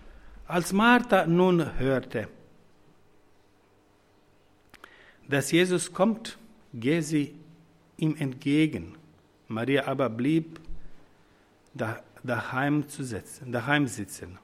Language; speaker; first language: German; non-native, fluent; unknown